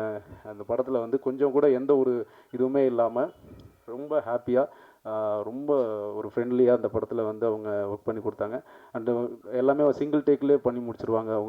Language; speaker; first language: Tamil; native; Tamil